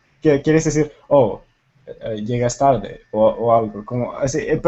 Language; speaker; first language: Spanish; non-native, fluent; Tamil